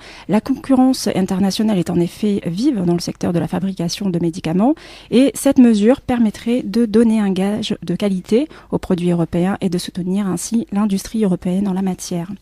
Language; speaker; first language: French; native; French